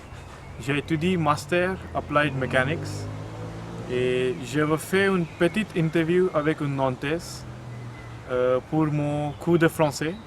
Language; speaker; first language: French; non-native, learner; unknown